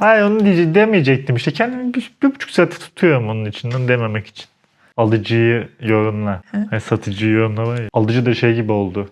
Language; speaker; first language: Turkish; native; Turkish